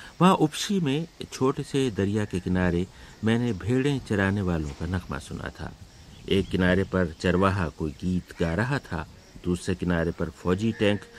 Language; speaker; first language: Urdu; native; Urdu